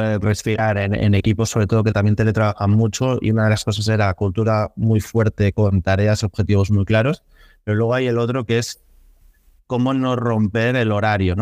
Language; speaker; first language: Spanish; native; Spanish